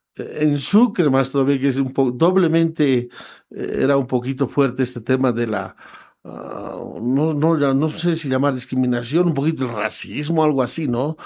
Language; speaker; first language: Spanish; non-native, local second language; Quechua